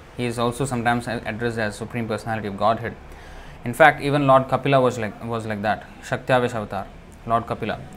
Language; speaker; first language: English; non-native, local second language; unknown